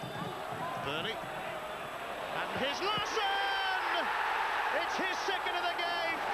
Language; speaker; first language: English; native; English